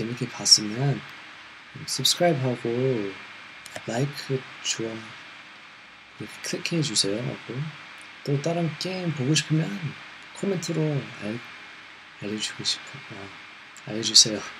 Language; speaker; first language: Korean; non-native, learner; English